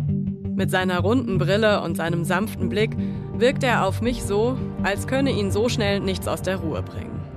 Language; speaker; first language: German; native; German